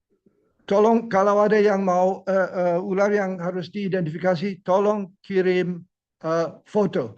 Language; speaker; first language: Indonesian; non-native, fluent; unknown